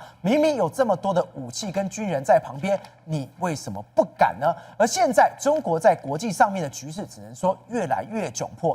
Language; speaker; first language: Chinese; native; Chinese